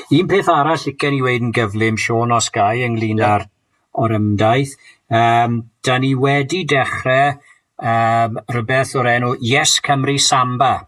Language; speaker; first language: Welsh; native; Welsh